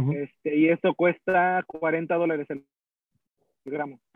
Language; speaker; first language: Spanish; early bilingual, heritage; Spanish